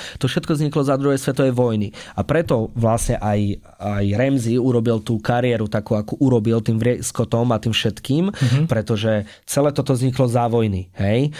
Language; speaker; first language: Slovak; native; Slovak